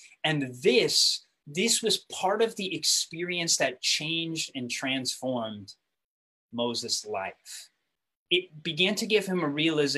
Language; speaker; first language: English; native; English